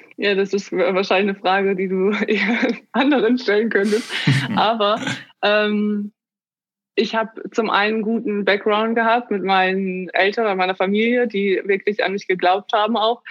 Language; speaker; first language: German; native; German